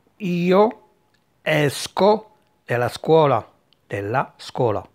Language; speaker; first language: Italian; non-native, fluent; Arabic